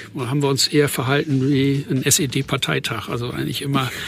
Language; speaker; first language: German; native; German